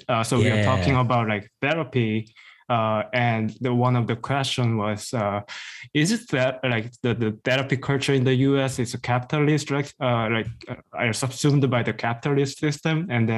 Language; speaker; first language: English; non-native, fluent; Korean